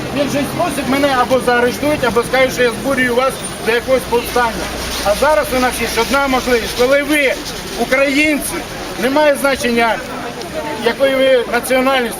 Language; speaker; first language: Ukrainian; native; Ukrainian